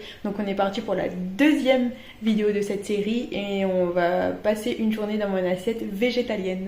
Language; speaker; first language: French; native; French